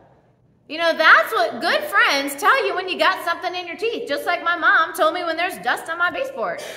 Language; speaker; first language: English; native; English